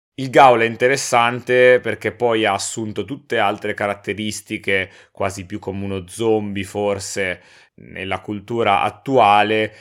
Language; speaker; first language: Italian; native; Italian